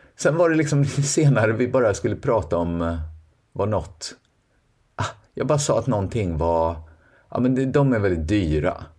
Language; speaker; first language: Swedish; native; Swedish